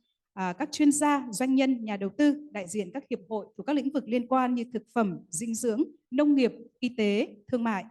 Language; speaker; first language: Vietnamese; native; Vietnamese